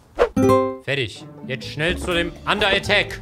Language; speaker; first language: German; native; German